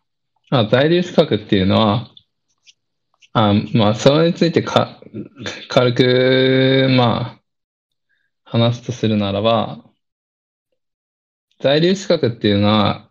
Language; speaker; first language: Japanese; early bilingual, other home language; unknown